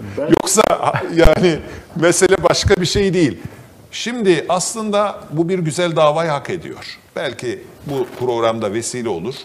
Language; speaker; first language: Turkish; native; Turkish